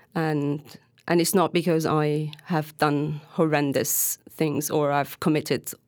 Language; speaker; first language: English; non-native, fluent; Turkish